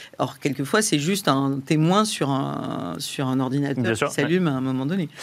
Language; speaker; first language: French; native; French